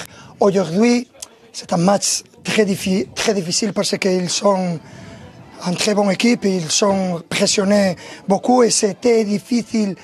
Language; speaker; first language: French; non-native, learner; Spanish